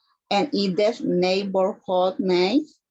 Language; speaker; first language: English; non-native, learner; Spanish